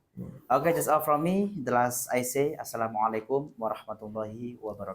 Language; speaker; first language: English; non-native, fluent; Indonesian